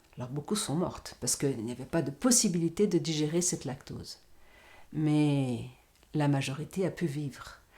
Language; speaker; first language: French; non-native, fluent; Portuguese